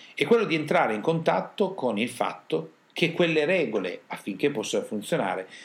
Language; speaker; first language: Italian; native; Italian